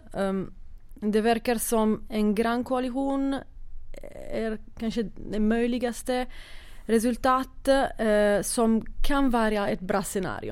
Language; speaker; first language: Swedish; non-native, fluent; Italian